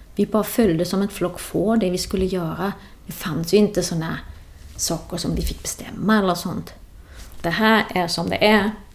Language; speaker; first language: Swedish; non-native, fluent; German